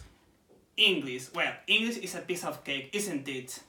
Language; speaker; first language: English; non-native, fluent; Portuguese